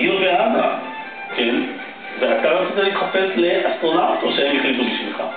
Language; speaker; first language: Hebrew; native; Hebrew